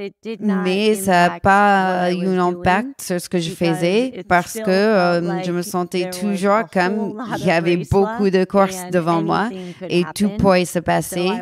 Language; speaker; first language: French; non-native, learner; English